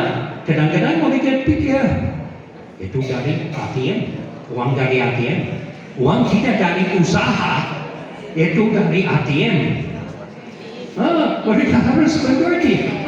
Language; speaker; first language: Indonesian; non-native, fluent; English